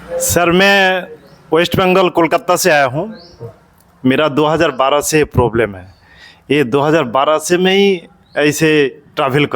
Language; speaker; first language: Hindi; non-native, local second language; Bangla